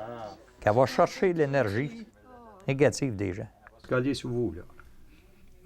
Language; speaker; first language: French; native; French